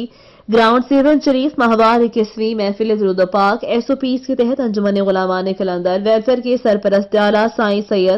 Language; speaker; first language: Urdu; non-native, local second language; Sindhi